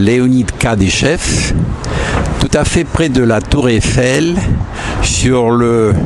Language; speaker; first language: French; non-native, fluent; Russian